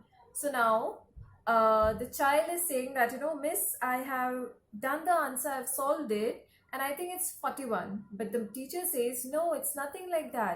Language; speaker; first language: English; non-native, local second language; Hindi